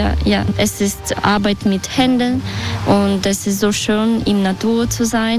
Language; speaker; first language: German; non-native, fluent; Russian